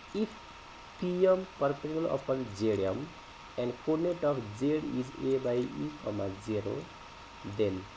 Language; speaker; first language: English; non-native, local second language; Nepali